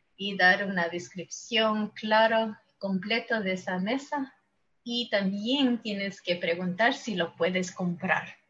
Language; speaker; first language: Spanish; early bilingual, heritage; Spanish